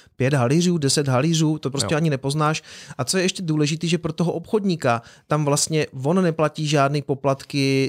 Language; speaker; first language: Czech; native; Czech